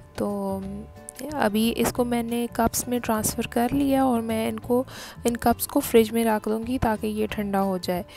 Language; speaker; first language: Urdu; non-native, local second language; Punjabi